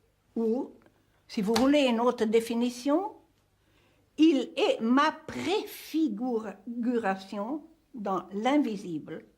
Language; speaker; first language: French; non-native, fluent; Hungarian